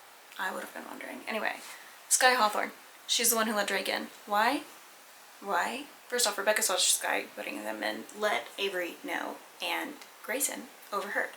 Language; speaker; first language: English; native; English